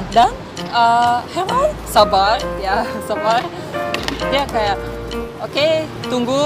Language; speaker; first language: Indonesian; non-native, fluent; Russian